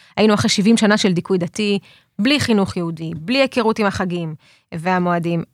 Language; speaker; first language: Hebrew; early bilingual, other home language; Russian